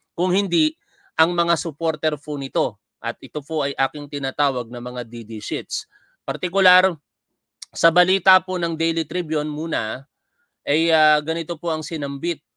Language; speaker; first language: Filipino; native; Filipino